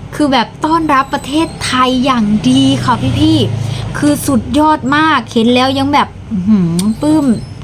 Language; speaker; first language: Thai; non-native, local second language; Lao